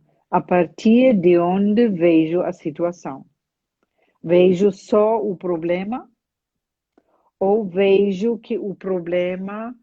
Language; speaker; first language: Portuguese; non-native, fluent; German